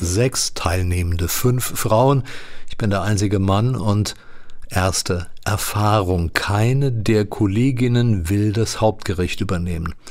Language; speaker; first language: German; native; German